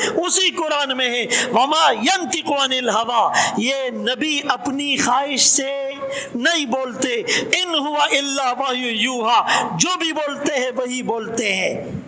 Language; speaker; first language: Urdu; non-native, local second language; Pashto